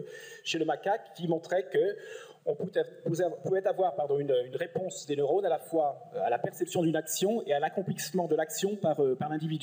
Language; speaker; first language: French; native; French